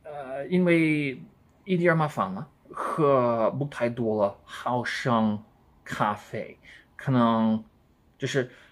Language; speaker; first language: Chinese; non-native, learner; English